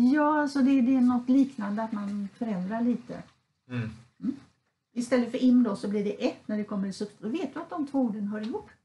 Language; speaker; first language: Swedish; native; Swedish